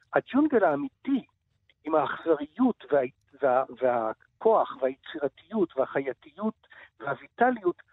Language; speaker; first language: Hebrew; native; Hebrew